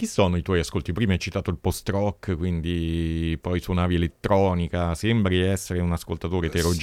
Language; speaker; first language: Italian; native; Italian